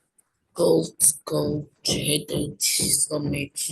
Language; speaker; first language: English; non-native, learner; Indonesian